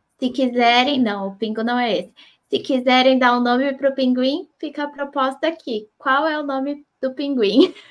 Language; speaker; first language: Portuguese; native; Portuguese